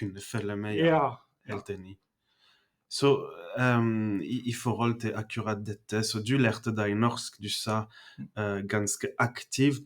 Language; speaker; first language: Norwegian; non-native, fluent; French